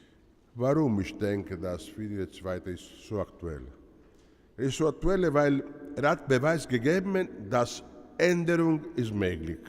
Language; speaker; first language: German; non-native, learner; Italian